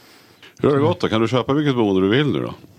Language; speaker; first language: Swedish; native; Swedish